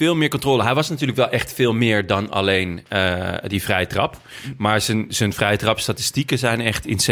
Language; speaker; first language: Dutch; native; Dutch